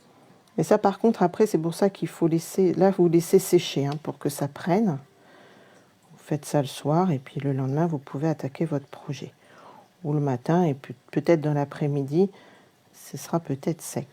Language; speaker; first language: French; native; French